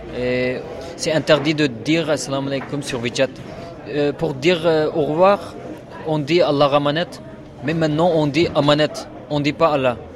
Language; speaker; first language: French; non-native, learner; Uyghur